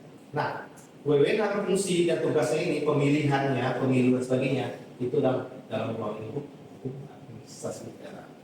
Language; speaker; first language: Indonesian; native; Indonesian